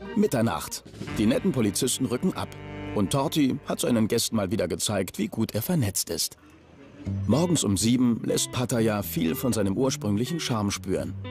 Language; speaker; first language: German; native; German